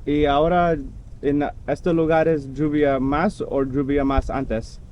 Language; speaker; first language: Spanish; non-native, learner; English